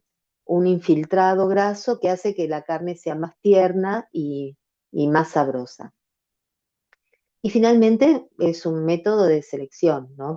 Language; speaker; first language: Spanish; native; Spanish